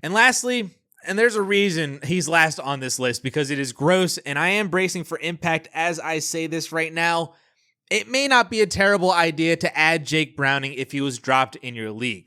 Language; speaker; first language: English; native; English